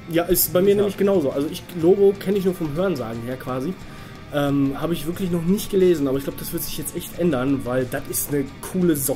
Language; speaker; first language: German; native; German